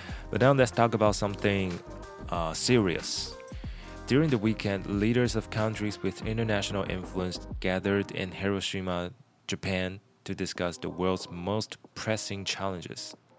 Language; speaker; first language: English; non-native, fluent; Chinese